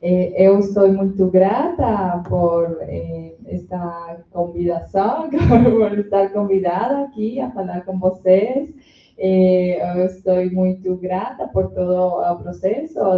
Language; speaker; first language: Portuguese; non-native, learner; Spanish